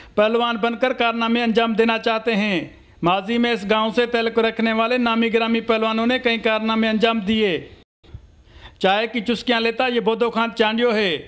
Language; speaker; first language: Urdu; non-native, local second language; Sindhi